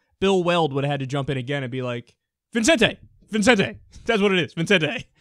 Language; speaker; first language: English; native; English